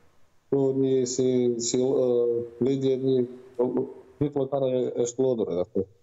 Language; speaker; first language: Albanian; non-native, learner; Croatian